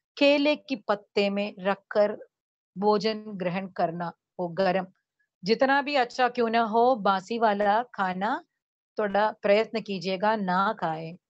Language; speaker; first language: Hindi; non-native, local second language; Tamil